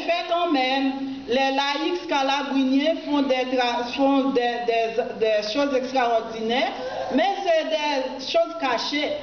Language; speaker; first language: French; non-native, local second language; Haitian Creole